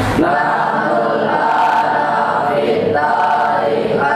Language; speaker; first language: Arabic; non-native, learner; Indonesian